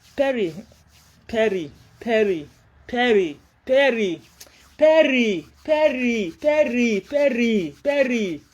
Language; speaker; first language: Nigerian Pidgin; non-native, local second language; Yoruba